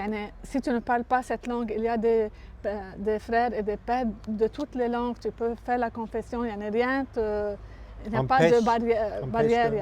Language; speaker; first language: French; non-native, local second language; Arabic